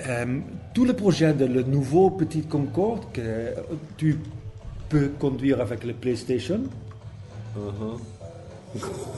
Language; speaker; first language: French; non-native, learner; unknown